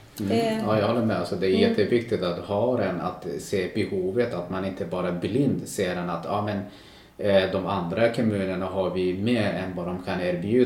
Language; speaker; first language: Swedish; non-native, local second language; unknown